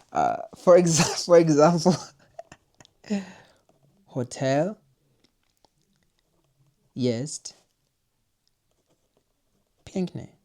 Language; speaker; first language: Polish; non-native, learner; English